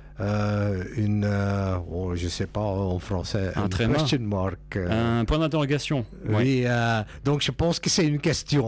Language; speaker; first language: French; non-native, local second language; Dutch